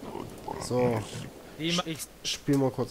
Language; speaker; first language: German; native; German